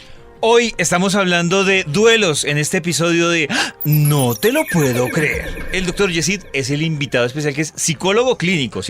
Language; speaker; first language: Spanish; native; Spanish